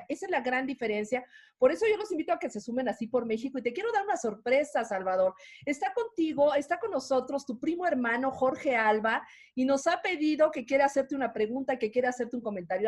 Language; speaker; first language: Spanish; native; Spanish